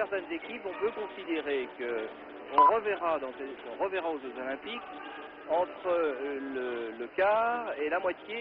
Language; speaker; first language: French; native; French